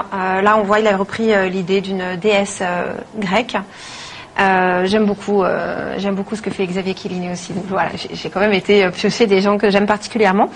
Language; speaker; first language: French; native; French